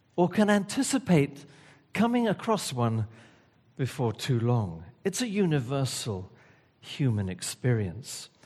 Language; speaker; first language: English; native; English